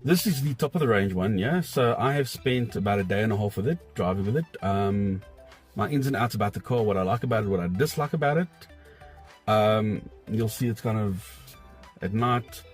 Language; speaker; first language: English; native; English